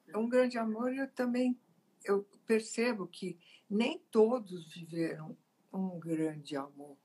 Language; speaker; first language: Portuguese; early bilingual, other home language; Italian